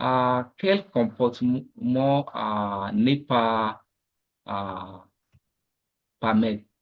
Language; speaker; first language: French; non-native, learner; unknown